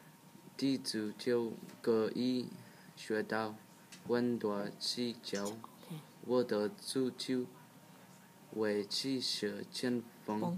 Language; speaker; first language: Chinese; non-native, learner; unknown